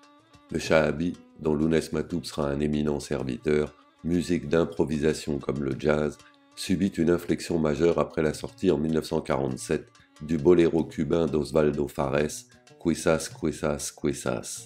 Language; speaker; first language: French; native; French